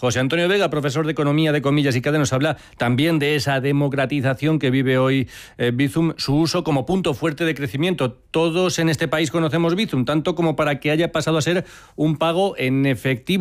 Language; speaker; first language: Spanish; native; Spanish